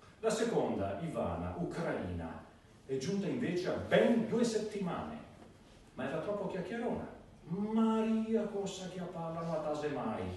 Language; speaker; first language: Italian; native; Italian